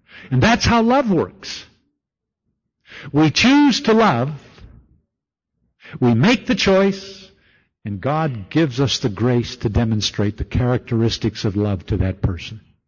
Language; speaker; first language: English; native; English